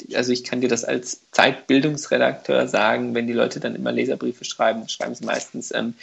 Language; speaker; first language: German; non-native, fluent; Hungarian